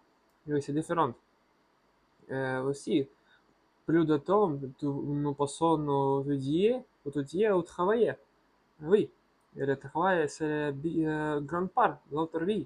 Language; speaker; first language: French; non-native, learner; Russian